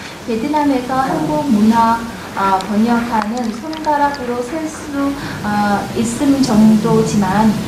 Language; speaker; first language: Korean; non-native, fluent; Vietnamese